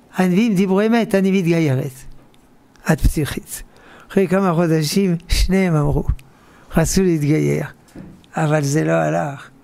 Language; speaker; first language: Hebrew; non-native, fluent; French